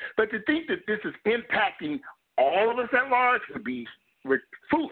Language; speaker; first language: English; native; English